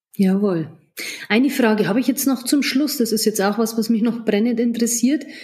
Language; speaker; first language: German; native; German